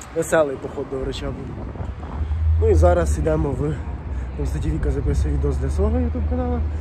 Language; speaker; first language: Ukrainian; non-native, local second language; Russian